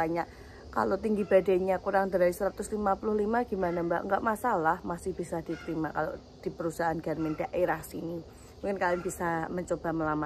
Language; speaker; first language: Indonesian; native; Indonesian